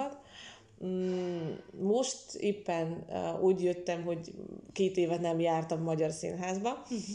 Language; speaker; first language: Hungarian; non-native, fluent; Russian